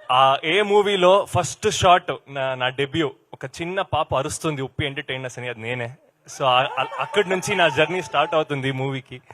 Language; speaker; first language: Telugu; non-native, learner; Kannada